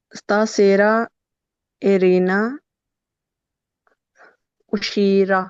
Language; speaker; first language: Italian; non-native, learner; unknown